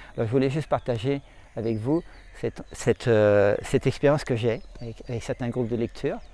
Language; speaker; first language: French; native; French